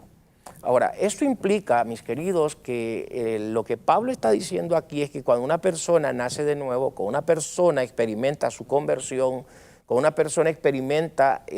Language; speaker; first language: Spanish; native; Spanish